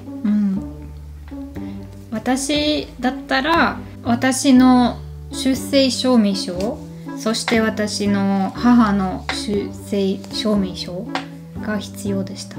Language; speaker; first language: Japanese; non-native, learner; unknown